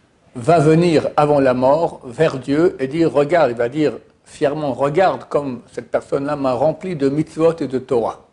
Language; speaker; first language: French; native; French